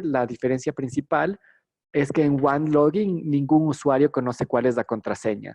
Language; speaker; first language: Spanish; native; Spanish